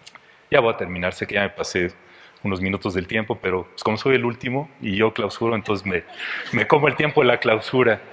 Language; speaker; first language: Spanish; native; Spanish